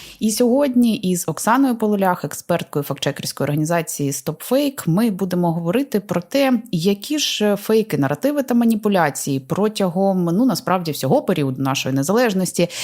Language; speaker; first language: Ukrainian; native; Ukrainian